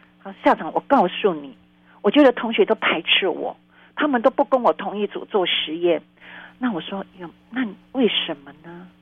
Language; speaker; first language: Chinese; non-native, local second language; Hakka Chinese